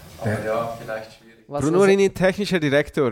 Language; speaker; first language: German; native; German